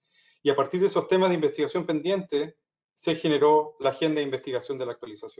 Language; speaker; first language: Spanish; native; Spanish